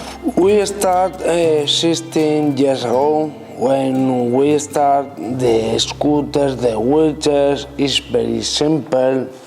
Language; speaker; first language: English; non-native, learner; Spanish